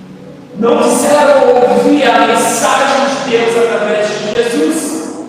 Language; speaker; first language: Portuguese; native; Portuguese